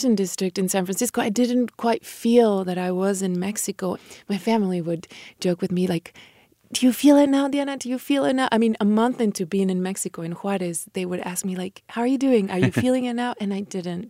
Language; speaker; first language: English; non-native, fluent; Spanish